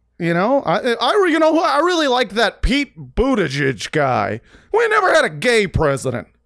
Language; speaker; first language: English; native; English